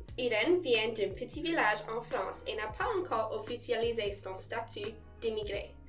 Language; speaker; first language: French; non-native, local second language; English